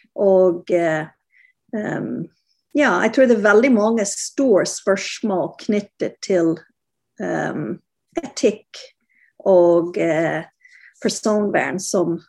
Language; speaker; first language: Norwegian; non-native, fluent; English